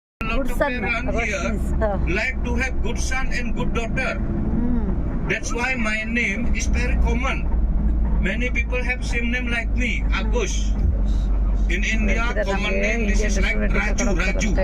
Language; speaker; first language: English; non-native, learner; Balinese